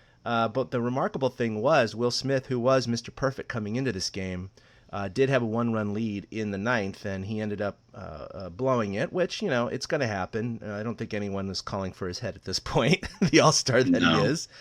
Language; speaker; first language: English; native; English